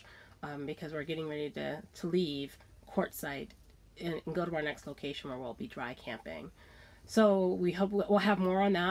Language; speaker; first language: English; native; English